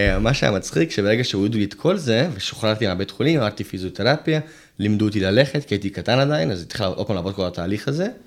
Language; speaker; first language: Hebrew; early bilingual, other home language; Russian